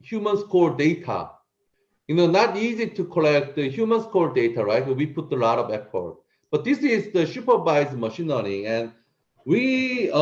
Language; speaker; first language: English; non-native, learner; Korean